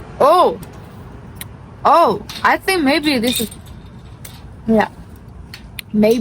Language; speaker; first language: English; non-native, fluent; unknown